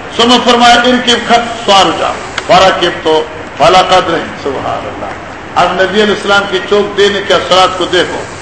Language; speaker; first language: Urdu; non-native, local second language; Pashto